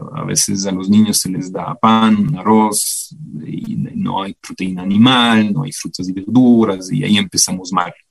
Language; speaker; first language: Spanish; non-native, fluent; French